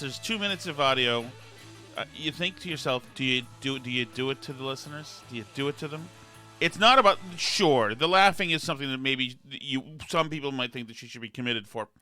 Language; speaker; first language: English; native; English